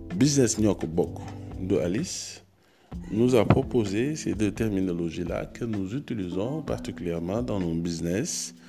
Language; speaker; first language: French; non-native, local second language; Wolof